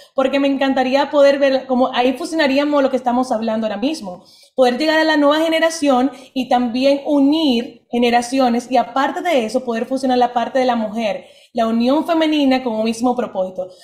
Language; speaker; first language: Spanish; native; Spanish